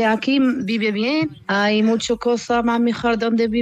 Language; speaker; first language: Spanish; non-native, learner; Arabic